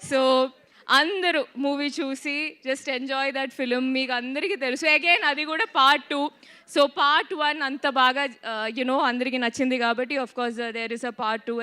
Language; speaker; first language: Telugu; non-native, learner; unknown